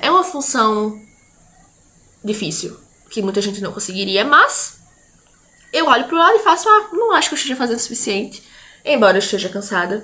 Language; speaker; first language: Portuguese; native; Portuguese